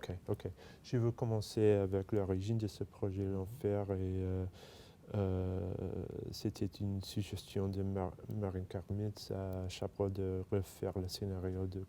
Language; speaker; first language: French; non-native, fluent; English